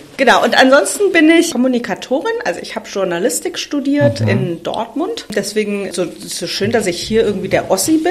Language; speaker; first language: German; native; German